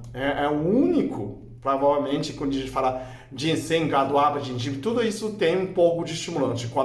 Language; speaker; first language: Portuguese; non-native, fluent; Chinese